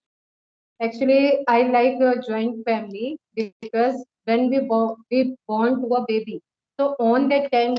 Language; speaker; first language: English; non-native, local second language; Hindi